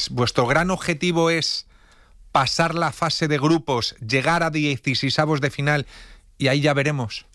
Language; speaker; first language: Spanish; native; Spanish